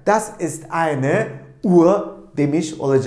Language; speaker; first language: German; non-native, fluent; Turkish